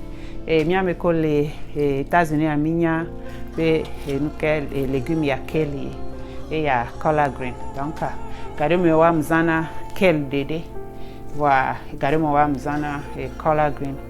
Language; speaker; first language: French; non-native, local second language; Ewe